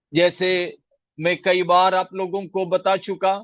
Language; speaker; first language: Hindi; non-native, local second language; Malayalam